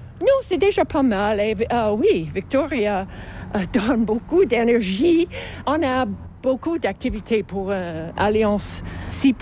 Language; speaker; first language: French; non-native, local second language; English